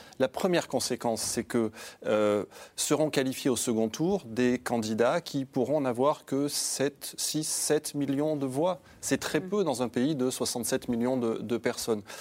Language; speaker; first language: French; native; French